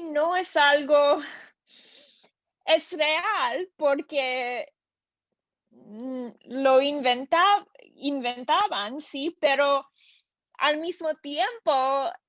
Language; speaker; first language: Spanish; non-native, learner; English